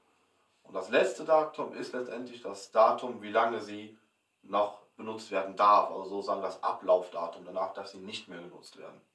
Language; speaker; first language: German; native; German